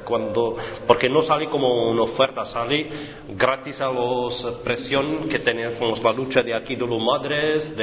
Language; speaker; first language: Spanish; non-native, fluent; Arabic